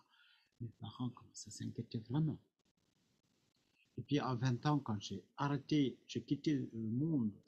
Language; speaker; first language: French; non-native, fluent; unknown